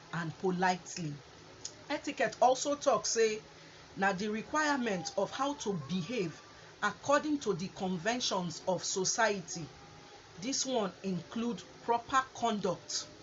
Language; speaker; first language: Nigerian Pidgin; native; Nigerian Pidgin